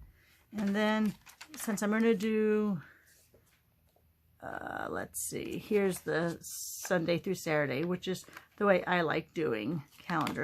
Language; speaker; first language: English; native; English